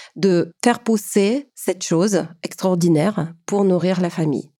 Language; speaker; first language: French; non-native, fluent; Ukrainian